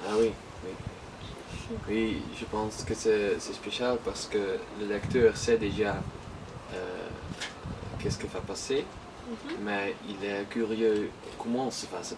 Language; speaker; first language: French; non-native, learner; Dutch